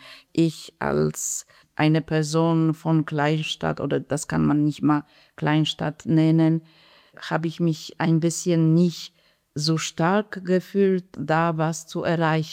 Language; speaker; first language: German; non-native, fluent; Polish